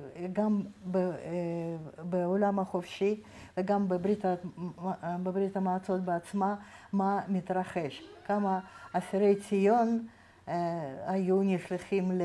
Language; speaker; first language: Hebrew; non-native, fluent; Russian